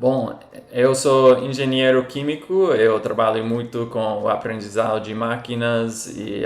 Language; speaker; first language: Portuguese; non-native, fluent; English